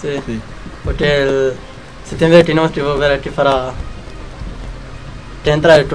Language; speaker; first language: Spanish; non-native, learner; Arabic